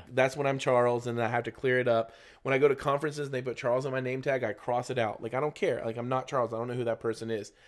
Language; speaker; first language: English; native; English